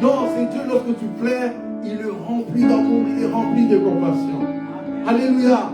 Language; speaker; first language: French; non-native, local second language; Lingala